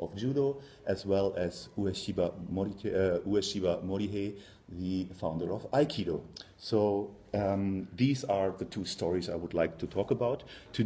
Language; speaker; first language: English; non-native, fluent; German